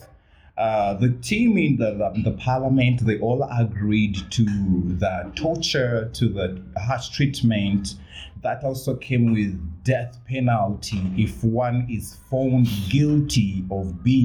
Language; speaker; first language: English; non-native, local second language; Ganda